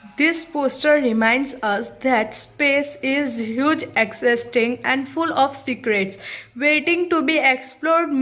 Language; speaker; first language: English; non-native, local second language; Hindi